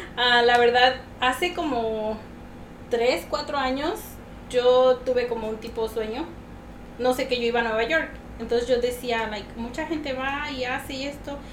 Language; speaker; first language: Spanish; native; Spanish